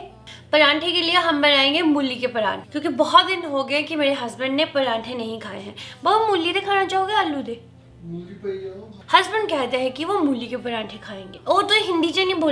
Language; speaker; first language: Hindi; native; Hindi